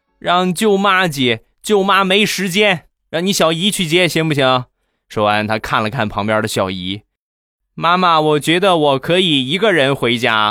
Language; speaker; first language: Chinese; native; Chinese